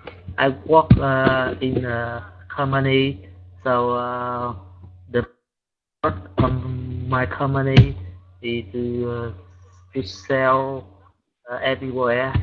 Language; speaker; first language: English; non-native, learner; Vietnamese